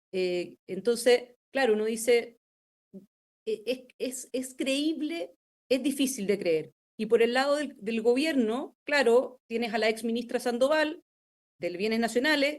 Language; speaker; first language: Spanish; native; Spanish